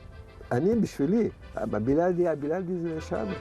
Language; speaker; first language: Hebrew; non-native, local second language; Adyghe